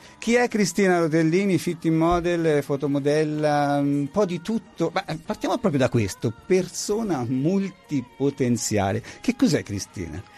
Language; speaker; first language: Italian; native; Italian